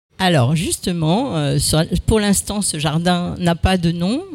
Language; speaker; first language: French; native; French